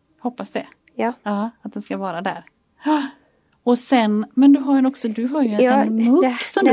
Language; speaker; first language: Swedish; native; Swedish